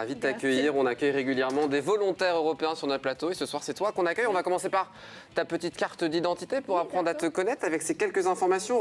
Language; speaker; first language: French; native; French